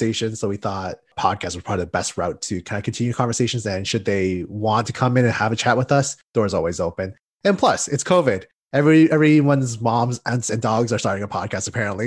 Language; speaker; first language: English; native; English